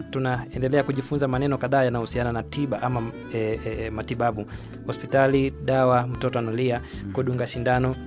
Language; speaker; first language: Swahili; native; Swahili